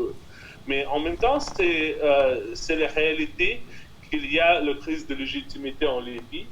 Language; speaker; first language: French; non-native, fluent; Russian